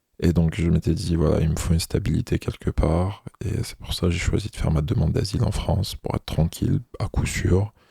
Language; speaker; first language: French; non-native, local second language; Arabic